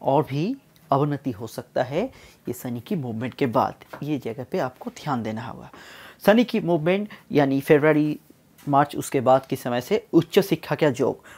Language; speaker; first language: Hindi; non-native, local second language; Bangla